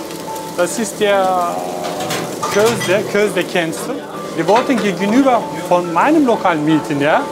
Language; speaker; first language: German; non-native, fluent; Turkish